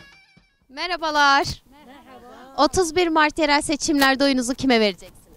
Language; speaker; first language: Turkish; native; Turkish